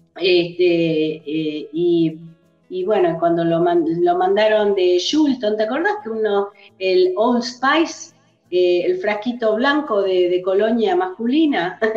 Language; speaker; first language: Spanish; early bilingual, other home language; English